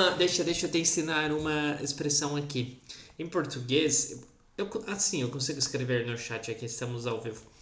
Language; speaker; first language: Portuguese; native; Portuguese